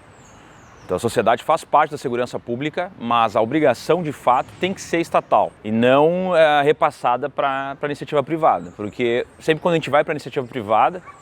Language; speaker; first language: Portuguese; native; Portuguese